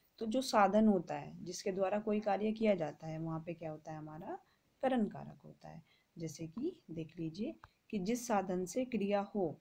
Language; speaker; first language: Hindi; native; Hindi